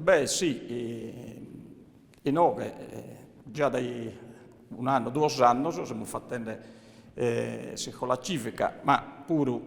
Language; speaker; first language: Italian; non-native, local second language; Sardinian